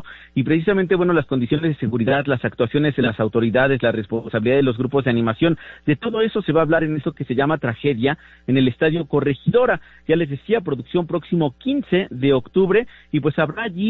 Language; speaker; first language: Spanish; native; Spanish